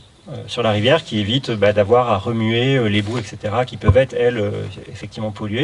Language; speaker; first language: French; native; French